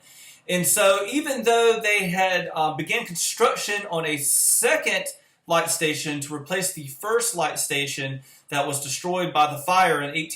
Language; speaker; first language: English; native; English